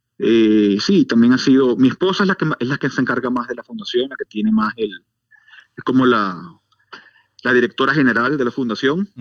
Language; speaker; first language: Spanish; native; Spanish